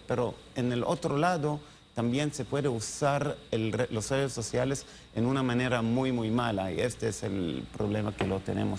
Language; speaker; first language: Spanish; non-native, learner; Hebrew